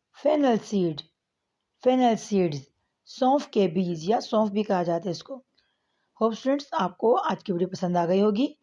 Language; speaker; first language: Urdu; non-native, local second language; Pashto